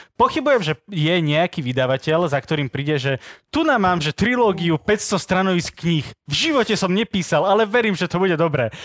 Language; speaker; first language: Slovak; native; Slovak